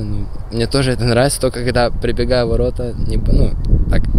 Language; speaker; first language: Russian; native; Russian